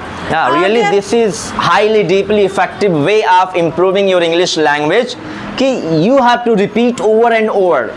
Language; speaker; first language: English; non-native, local second language; Hindi